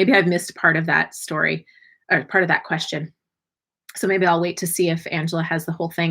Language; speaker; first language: English; native; English